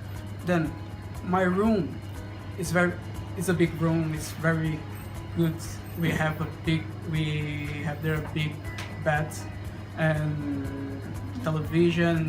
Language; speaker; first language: English; non-native, learner; Portuguese